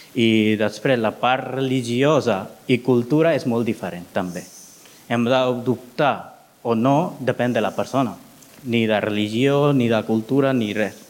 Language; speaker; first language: Catalan; early bilingual, other home language; Punjabi